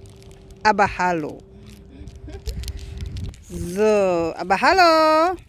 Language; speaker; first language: German; non-native, learner; Indonesian